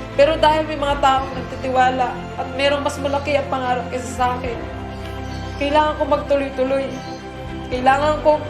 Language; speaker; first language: Filipino; native; Filipino